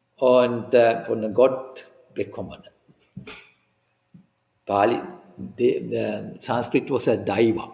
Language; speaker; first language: German; non-native, fluent; Sinhala